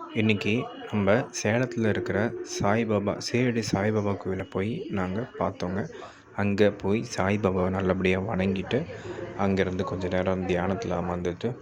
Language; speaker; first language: Tamil; native; Tamil